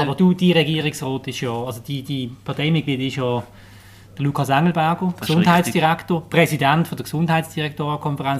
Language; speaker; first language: German; native; German